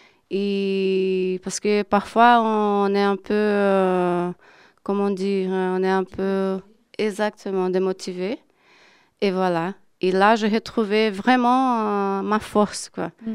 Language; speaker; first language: French; non-native, fluent; Portuguese